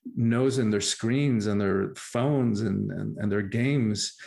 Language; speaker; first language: English; early bilingual, other home language; Spanish